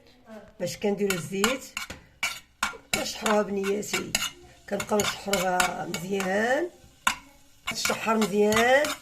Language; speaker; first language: Arabic; native; Arabic